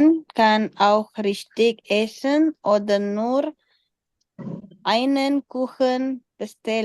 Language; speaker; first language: German; non-native, learner; Indonesian